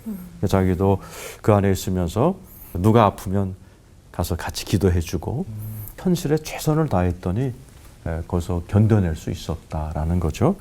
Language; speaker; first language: Korean; native; Korean